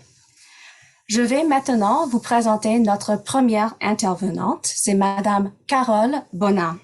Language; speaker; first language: French; non-native, local second language; English